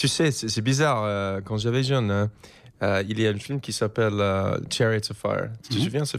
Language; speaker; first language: French; non-native, learner; English